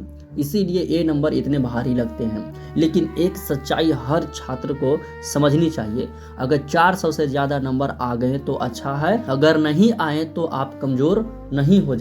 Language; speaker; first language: Hindi; native; Hindi